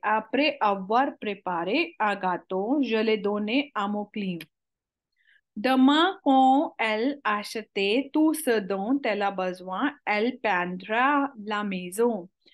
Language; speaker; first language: French; non-native, fluent; Hindi